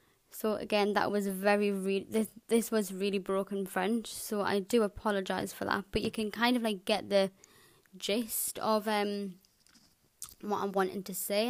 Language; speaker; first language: English; native; English